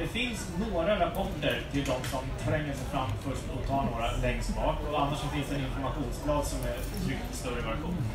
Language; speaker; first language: Swedish; native; Swedish